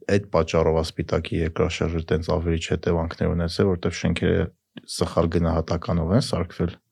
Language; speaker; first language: Armenian; native; Armenian